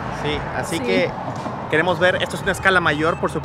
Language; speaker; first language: Spanish; native; Spanish